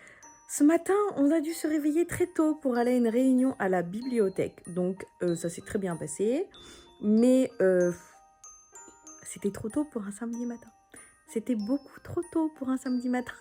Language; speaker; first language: French; native; French